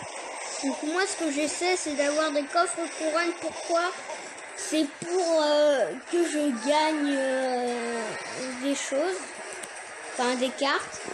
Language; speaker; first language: French; native; French